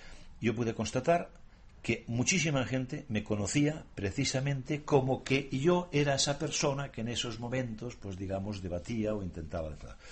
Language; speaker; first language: Spanish; native; Spanish